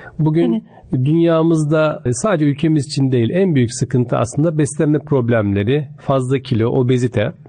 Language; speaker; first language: Turkish; native; Turkish